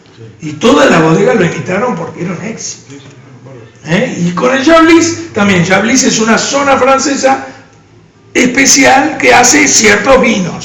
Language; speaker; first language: Spanish; native; Spanish